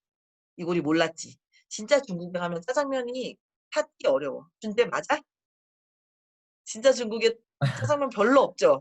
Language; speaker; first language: Korean; native; Korean